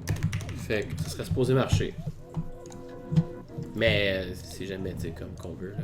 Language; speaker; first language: French; native; French